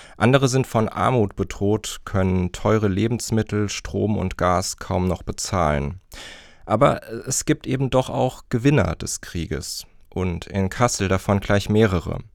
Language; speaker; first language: German; native; German